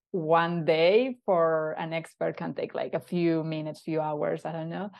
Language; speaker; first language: English; non-native, fluent; Spanish